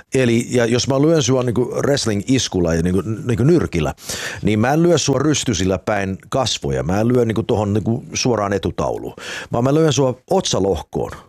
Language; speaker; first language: Finnish; early bilingual, heritage; Finnish